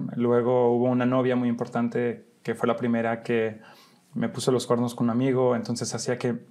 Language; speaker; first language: Spanish; early bilingual, heritage; Spanish